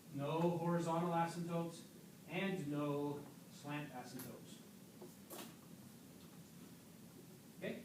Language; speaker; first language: English; native; English